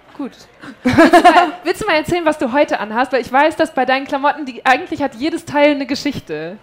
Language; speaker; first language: German; native; German